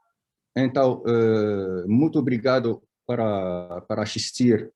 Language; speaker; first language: Portuguese; non-native, fluent; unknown